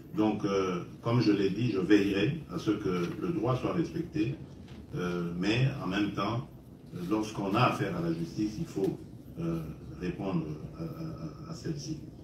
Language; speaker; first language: French; non-native, local second language; Luba-Lulua